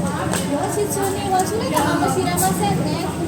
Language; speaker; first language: Japanese; non-native, learner; Indonesian